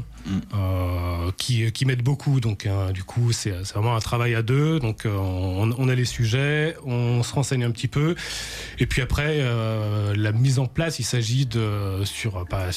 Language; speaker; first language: French; native; French